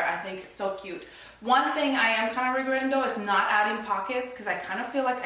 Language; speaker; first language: English; native; English